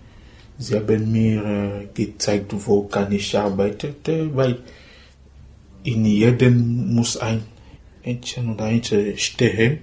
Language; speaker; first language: German; non-native, learner; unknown